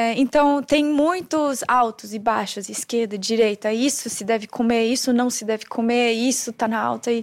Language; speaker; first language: Portuguese; non-native, fluent; German